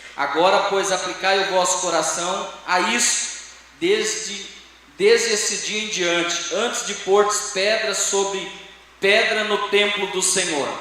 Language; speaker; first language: Portuguese; native; Portuguese